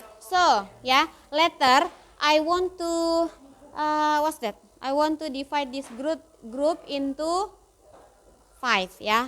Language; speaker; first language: English; non-native, fluent; Indonesian